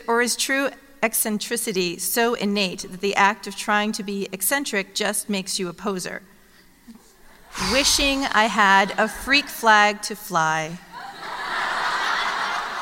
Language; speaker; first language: English; native; English